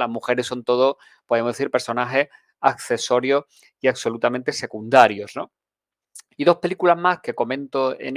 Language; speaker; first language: Spanish; native; Spanish